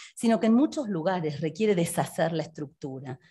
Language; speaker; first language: Spanish; native; Spanish